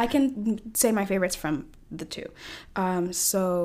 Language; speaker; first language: English; early bilingual, other home language; Haitian Creole